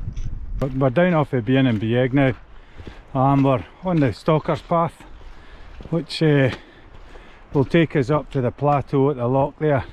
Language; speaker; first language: English; native; English